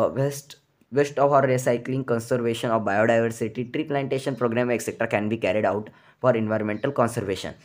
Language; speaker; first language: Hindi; non-native, local second language; Marathi